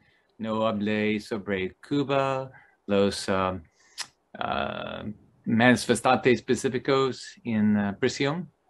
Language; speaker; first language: Spanish; non-native, learner; English